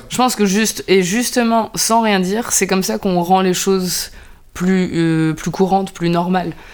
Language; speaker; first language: French; non-native, local second language; Arabic